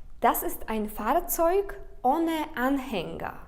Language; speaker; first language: German; non-native, fluent; Polish